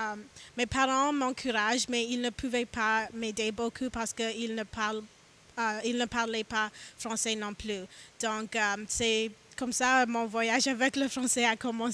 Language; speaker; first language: French; non-native, learner; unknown